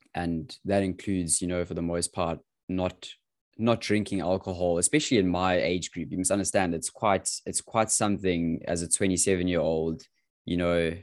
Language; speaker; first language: English; native; English